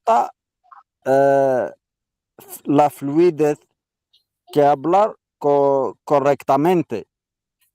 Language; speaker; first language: Spanish; non-native, learner; Arabic